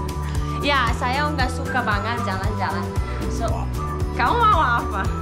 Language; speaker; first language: Indonesian; non-native, learner; English